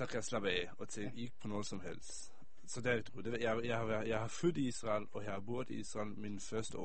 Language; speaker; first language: Danish; early bilingual, other home language; Hebrew